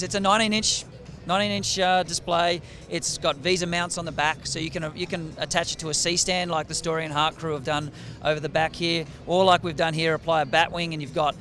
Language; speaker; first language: English; native; English